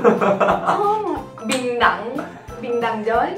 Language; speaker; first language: Vietnamese; non-native, learner; Korean